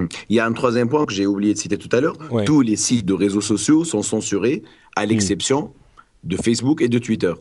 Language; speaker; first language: French; non-native, local second language; Arabic